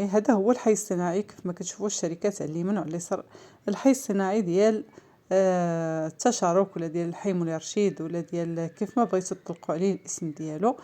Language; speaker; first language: Arabic; native; Arabic